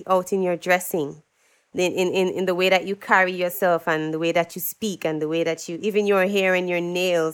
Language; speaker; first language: English; native; English